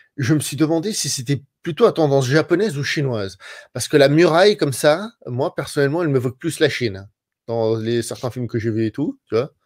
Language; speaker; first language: French; native; French